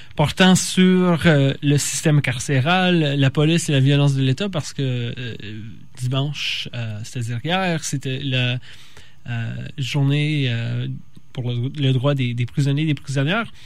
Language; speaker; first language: French; native; French